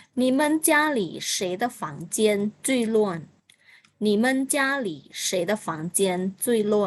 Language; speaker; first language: Chinese; non-native, fluent; Thai